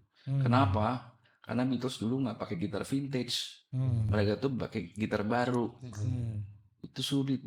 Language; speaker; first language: Indonesian; native; Indonesian